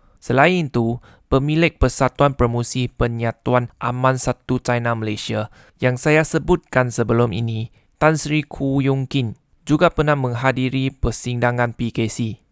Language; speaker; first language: Malay; non-native, local second language; Chinese